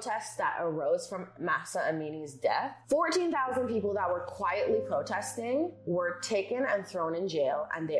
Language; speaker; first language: English; early bilingual, other home language; Persian